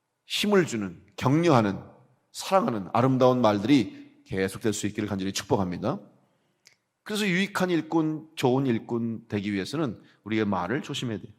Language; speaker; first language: Korean; native; Korean